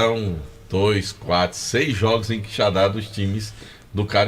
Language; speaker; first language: Portuguese; native; Portuguese